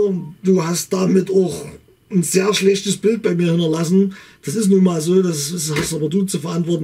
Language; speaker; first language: German; native; German